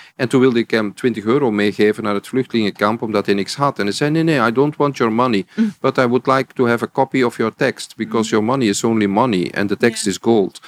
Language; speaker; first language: Dutch; native; Dutch